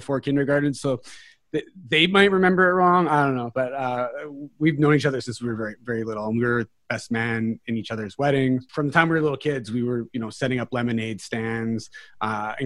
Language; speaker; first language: English; native; English